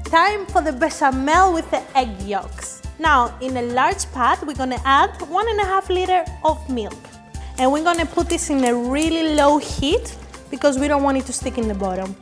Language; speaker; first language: English; non-native, fluent; Greek